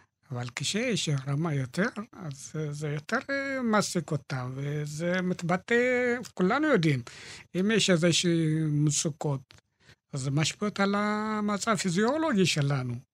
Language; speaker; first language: Hebrew; non-native, fluent; Amharic